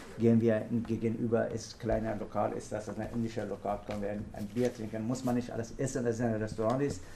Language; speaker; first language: German; non-native, learner; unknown